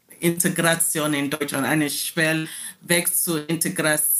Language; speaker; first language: German; non-native, learner; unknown